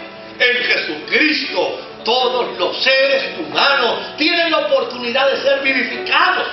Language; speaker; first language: Spanish; native; Spanish